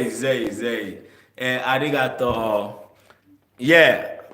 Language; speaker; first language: Japanese; non-native, learner; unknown